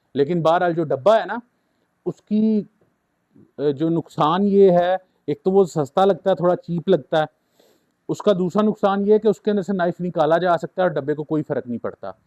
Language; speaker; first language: Urdu; native; Urdu